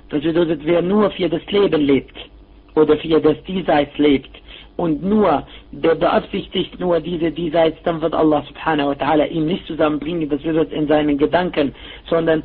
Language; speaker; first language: German; non-native, fluent; Arabic